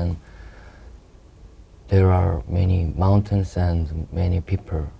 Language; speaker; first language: English; non-native, learner; Korean